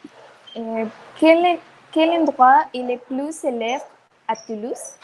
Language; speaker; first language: French; non-native, learner; Spanish